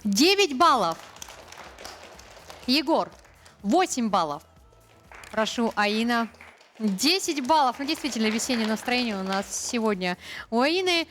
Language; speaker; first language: Russian; native; Russian